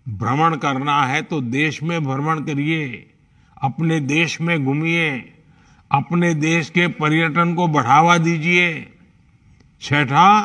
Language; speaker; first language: Hindi; non-native, local second language; Gujarati